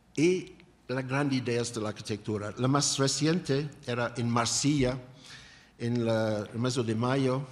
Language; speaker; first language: Spanish; non-native, learner; English